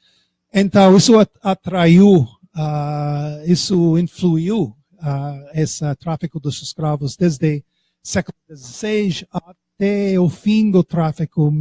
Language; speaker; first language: Portuguese; non-native, fluent; English